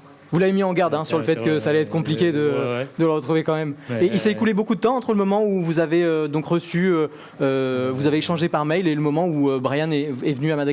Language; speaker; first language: French; native; French